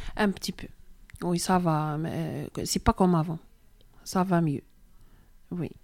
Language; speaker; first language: French; non-native, learner; Arabic